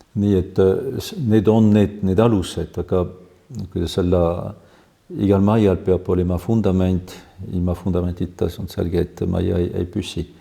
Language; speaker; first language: Estonian; non-native, fluent; French